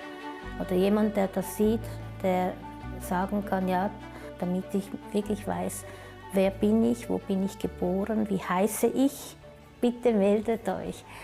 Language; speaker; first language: German; early bilingual, other home language; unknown